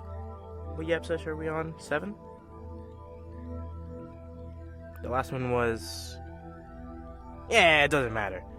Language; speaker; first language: English; native; English